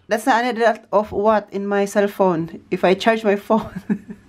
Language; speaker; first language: English; non-native, local second language; Filipino